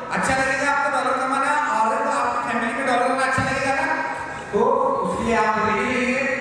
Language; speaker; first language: Hindi; non-native, local second language; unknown